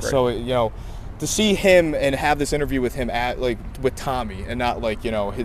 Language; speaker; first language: English; native; English